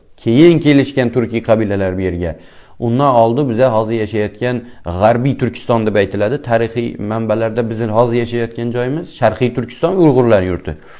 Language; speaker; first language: Uzbek; native; Uzbek